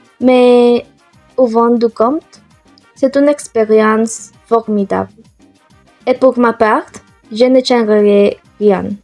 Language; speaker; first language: French; non-native, learner; Spanish